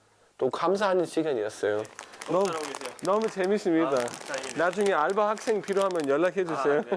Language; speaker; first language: Korean; non-native, fluent; Danish